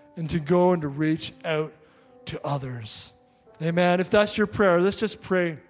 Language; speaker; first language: English; native; English